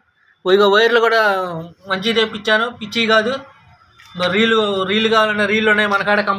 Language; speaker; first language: Telugu; native; Telugu